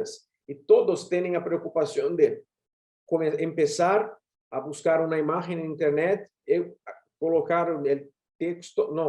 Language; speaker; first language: Spanish; non-native, learner; Portuguese